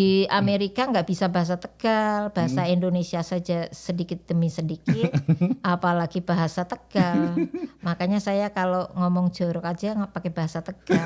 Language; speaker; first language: Indonesian; native; Indonesian